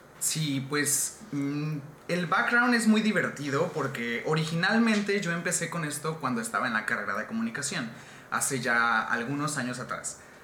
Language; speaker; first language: Spanish; native; Spanish